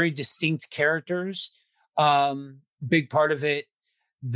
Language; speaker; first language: English; native; English